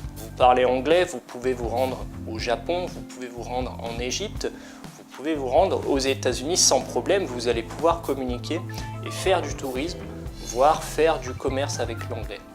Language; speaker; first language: French; native; French